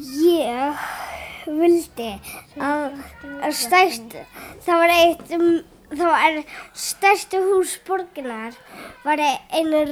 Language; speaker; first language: Icelandic; early bilingual, other home language; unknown